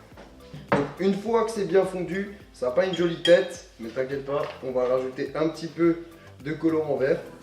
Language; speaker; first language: French; native; French